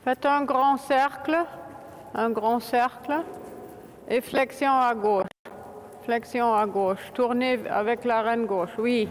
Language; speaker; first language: French; non-native, fluent; German